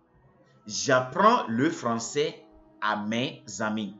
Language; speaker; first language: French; non-native, fluent; English